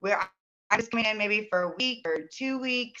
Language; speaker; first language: English; native; English